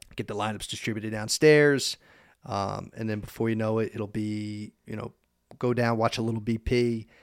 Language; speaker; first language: English; native; English